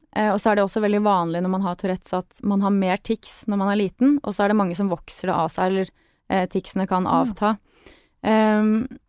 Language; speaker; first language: Norwegian; native; Norwegian